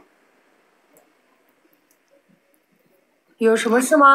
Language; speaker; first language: Chinese; native; Chinese